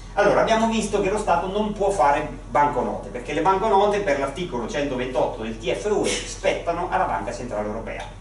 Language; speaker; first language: Italian; native; Italian